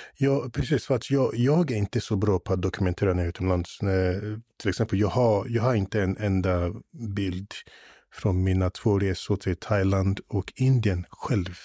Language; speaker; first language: Swedish; non-native, fluent; English